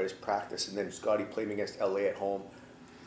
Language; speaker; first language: English; native; English